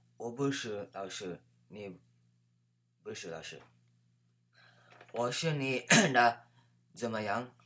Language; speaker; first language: Chinese; non-native, learner; English